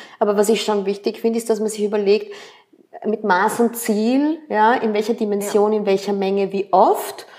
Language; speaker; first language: German; early bilingual, other home language; Spanish